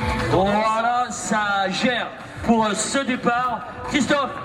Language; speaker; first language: French; native; French